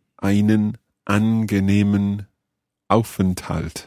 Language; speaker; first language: German; non-native, learner; English